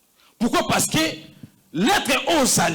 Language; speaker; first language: French; non-native, local second language; Lingala